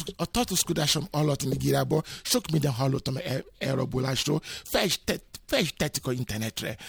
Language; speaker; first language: Hungarian; non-native, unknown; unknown